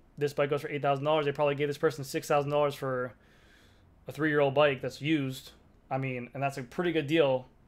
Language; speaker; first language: English; native; English